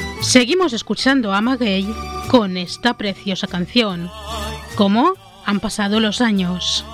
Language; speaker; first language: Spanish; native; Spanish